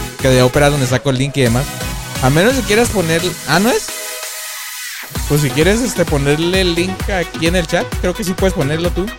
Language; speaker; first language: Spanish; native; Spanish